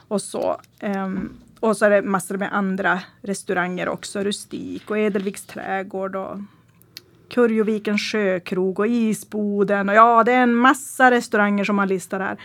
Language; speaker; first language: Swedish; native; Swedish